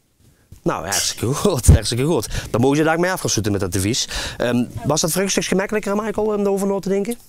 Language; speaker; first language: Dutch; native; Dutch